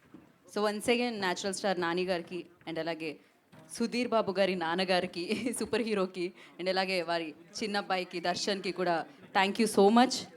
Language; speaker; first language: Telugu; native; Telugu